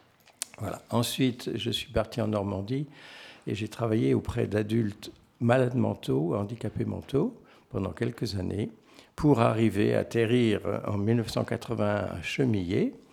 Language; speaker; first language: French; native; French